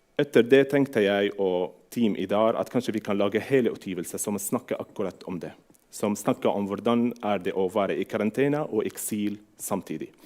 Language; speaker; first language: Norwegian; non-native, fluent; Arabic